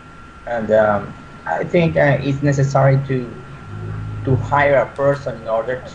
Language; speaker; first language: English; non-native, learner; Spanish